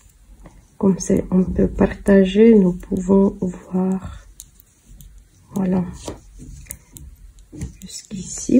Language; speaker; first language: French; non-native, fluent; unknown